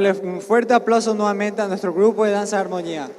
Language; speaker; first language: Spanish; native; Spanish